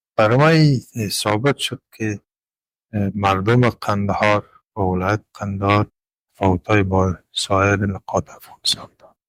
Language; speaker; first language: Persian; non-native, local second language; Pashto